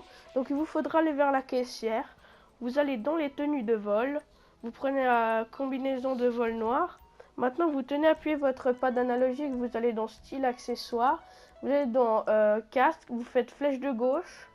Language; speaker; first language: French; native; French